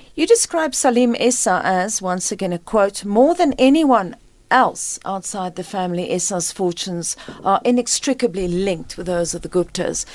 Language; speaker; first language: English; non-native, local second language; Afrikaans